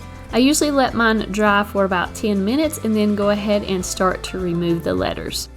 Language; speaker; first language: English; native; English